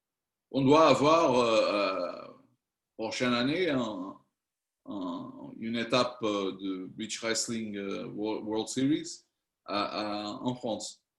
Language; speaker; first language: French; non-native, learner; Spanish